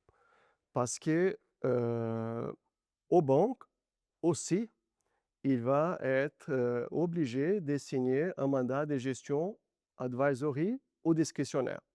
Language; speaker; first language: French; non-native, fluent; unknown